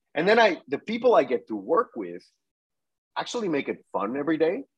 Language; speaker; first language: English; non-native, fluent; Spanish